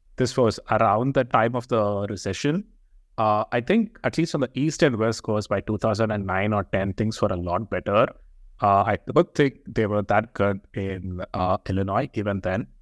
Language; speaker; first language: English; non-native, local second language; Telugu